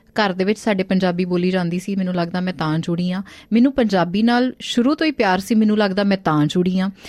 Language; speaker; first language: Punjabi; early bilingual, heritage; Punjabi